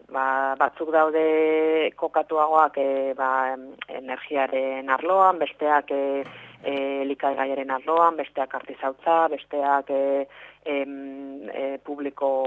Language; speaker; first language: Basque; non-native, local second language; Spanish